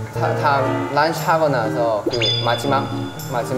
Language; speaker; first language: Korean; non-native, fluent; Thai